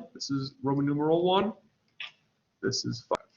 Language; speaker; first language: English; native; English